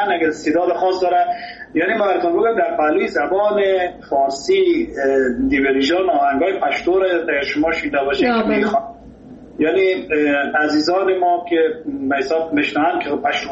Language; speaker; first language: Persian; native; Persian